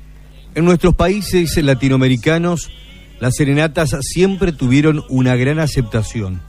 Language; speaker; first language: Spanish; native; Spanish